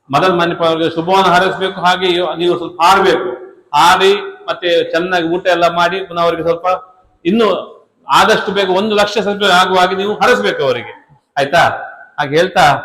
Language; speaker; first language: Kannada; native; Kannada